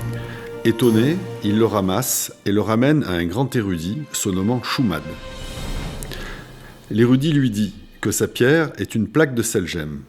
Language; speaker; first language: French; native; French